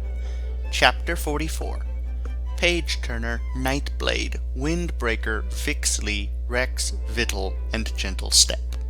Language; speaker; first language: English; native; English